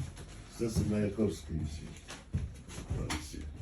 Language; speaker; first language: French; non-native, fluent; Georgian